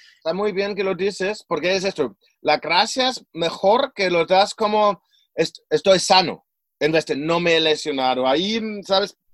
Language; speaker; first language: Spanish; non-native, fluent; German